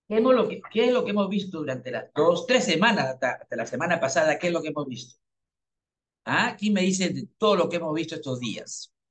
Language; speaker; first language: Spanish; native; Spanish